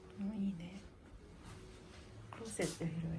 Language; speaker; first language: Japanese; non-native, learner; Filipino